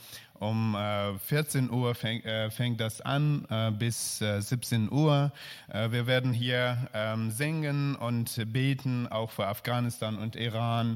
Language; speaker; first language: German; non-native, learner; Persian